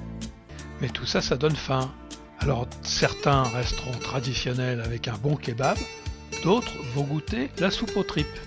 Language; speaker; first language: French; native; French